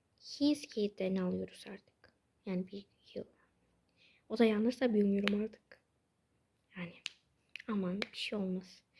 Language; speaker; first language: Turkish; early bilingual, heritage; Turkish